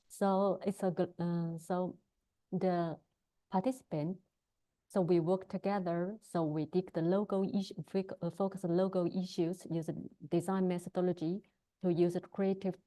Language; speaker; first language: English; non-native, learner; Chinese